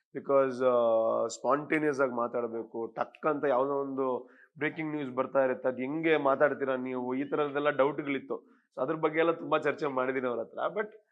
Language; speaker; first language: Kannada; non-native, local second language; Tulu